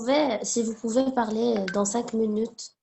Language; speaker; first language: French; non-native, local second language; Arabic